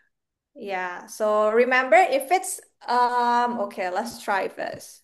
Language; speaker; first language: English; non-native, fluent; Indonesian